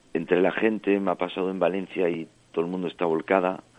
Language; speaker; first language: Spanish; early bilingual, heritage; French